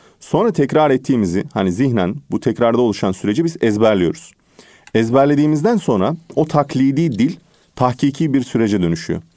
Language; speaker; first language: Turkish; native; Turkish